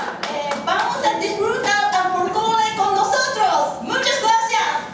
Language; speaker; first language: Spanish; non-native, learner; Japanese